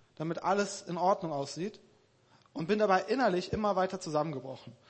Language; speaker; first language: German; native; German